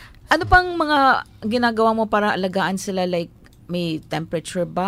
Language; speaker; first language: Filipino; native; Filipino